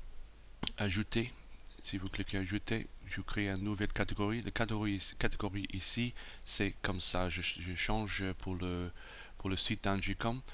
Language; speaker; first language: French; non-native, learner; English